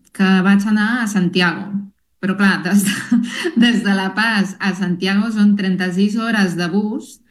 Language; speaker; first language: Catalan; non-native, fluent; Spanish